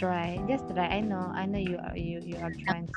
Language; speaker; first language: English; non-native, learner; Indonesian